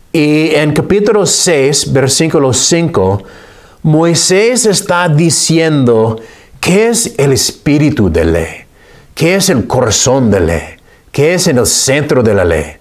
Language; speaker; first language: Spanish; non-native, fluent; English